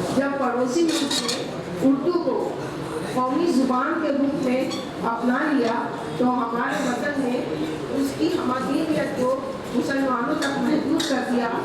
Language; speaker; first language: Urdu; native; Urdu